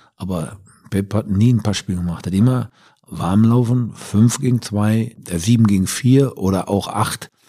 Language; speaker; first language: German; native; German